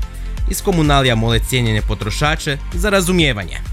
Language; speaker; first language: Croatian; native; Croatian